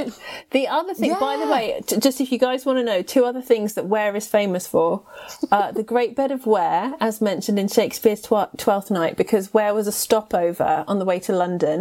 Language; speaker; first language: English; native; English